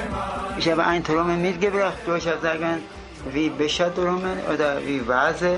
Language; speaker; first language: German; non-native, fluent; Kurdish